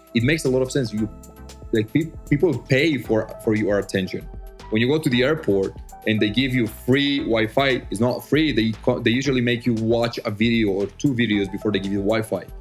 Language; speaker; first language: English; non-native, fluent; Spanish